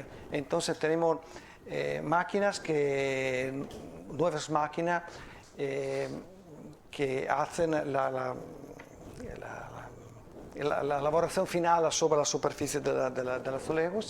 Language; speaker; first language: Spanish; non-native, fluent; Italian